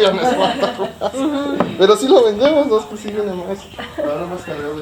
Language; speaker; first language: Spanish; native; Spanish